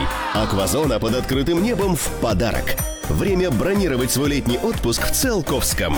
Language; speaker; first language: Russian; native; Russian